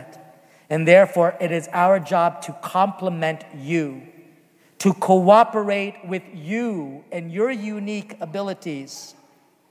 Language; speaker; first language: English; native; English